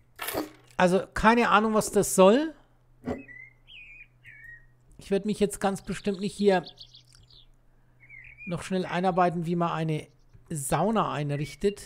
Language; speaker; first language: German; native; German